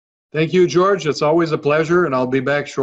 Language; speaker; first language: English; non-native, local second language; French